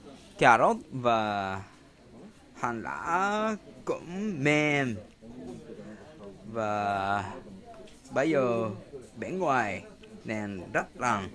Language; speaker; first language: Vietnamese; non-native, learner; Japanese